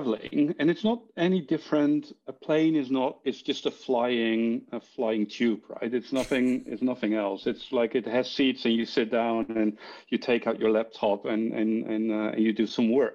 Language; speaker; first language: English; non-native, fluent; Dutch